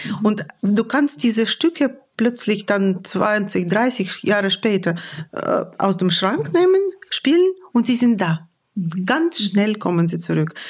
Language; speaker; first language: German; non-native, fluent; Russian